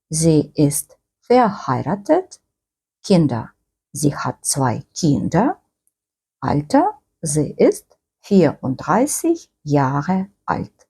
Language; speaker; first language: German; non-native, fluent; Ukrainian